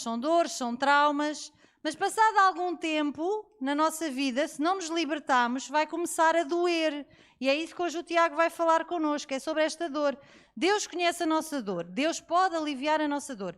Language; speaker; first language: Portuguese; native; Portuguese